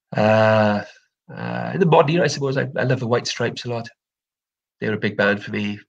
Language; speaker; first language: English; native; English